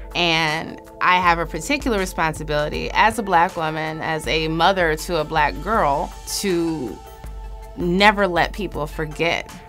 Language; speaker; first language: English; native; English